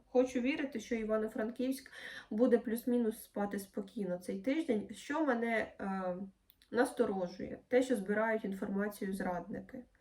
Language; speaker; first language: Ukrainian; non-native, local second language; Russian